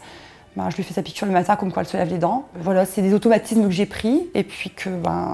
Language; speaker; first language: French; native; French